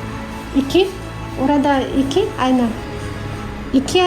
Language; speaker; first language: Turkish; non-native, learner; Russian